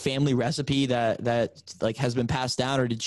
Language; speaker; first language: English; native; English